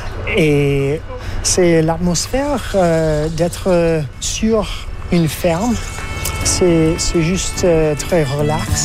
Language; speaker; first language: French; non-native, learner; English